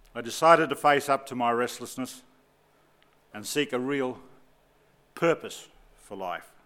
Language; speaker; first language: English; native; English